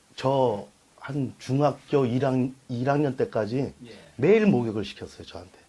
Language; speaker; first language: Korean; native; Korean